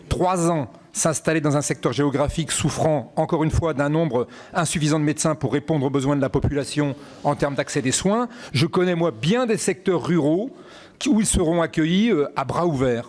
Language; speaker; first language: French; native; French